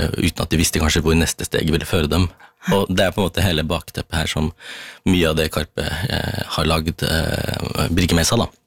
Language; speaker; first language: Norwegian; early bilingual, other home language; Tamil